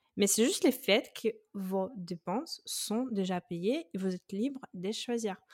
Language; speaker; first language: French; non-native, fluent; Russian